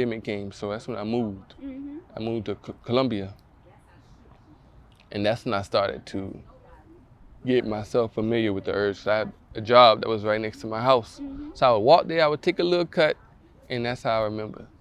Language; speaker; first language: English; native; English